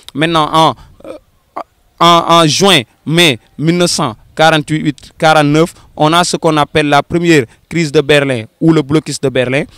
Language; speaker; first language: French; non-native, local second language; Wolof